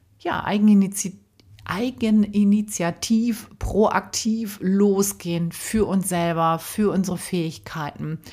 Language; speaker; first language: German; native; German